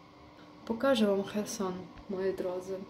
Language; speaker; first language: Polish; non-native, learner; Ukrainian